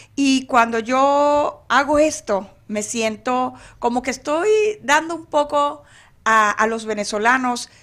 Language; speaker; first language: Spanish; native; Spanish